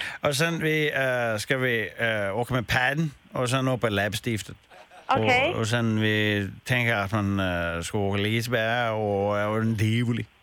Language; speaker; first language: Swedish; non-native, learner; Danish